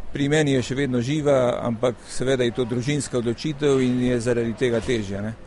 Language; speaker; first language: Slovenian; early bilingual, heritage; Slovenian